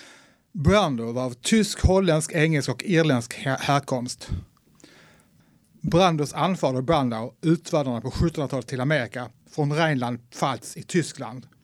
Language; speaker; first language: Swedish; native; Swedish